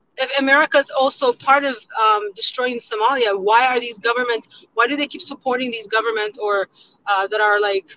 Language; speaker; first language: English; non-native, fluent; Tigrinya